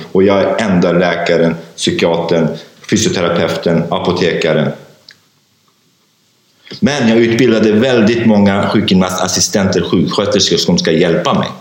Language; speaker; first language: Swedish; non-native, fluent; Kurdish